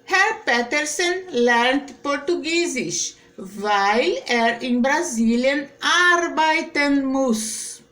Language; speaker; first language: German; non-native, fluent; Portuguese